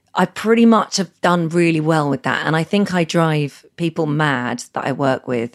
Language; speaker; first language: English; native; English